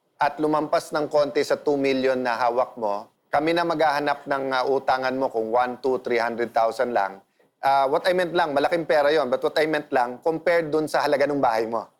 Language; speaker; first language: Filipino; native; Filipino